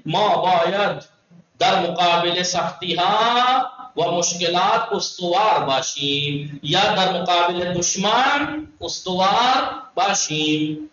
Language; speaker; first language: Persian; non-native, fluent; Urdu